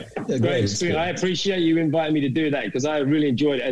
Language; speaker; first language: English; native; English